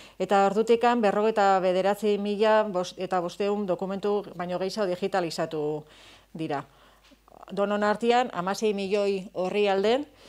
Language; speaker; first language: Basque; native; Basque